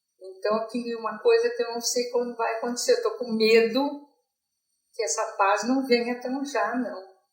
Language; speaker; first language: Portuguese; native; Portuguese